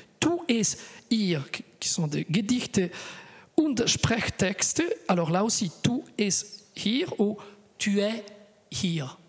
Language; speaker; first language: French; non-native, fluent; Italian